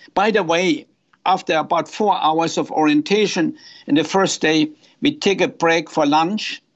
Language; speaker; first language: English; non-native, fluent; German